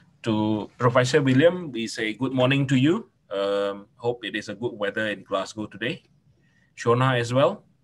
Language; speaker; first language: English; non-native, fluent; Indonesian